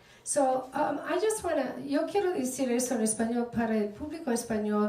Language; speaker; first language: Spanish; non-native, fluent; English